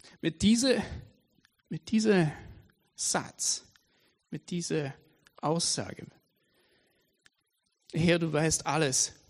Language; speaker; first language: German; non-native, fluent; English